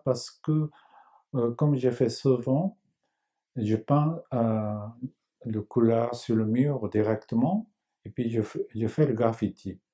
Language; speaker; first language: French; non-native, learner; Japanese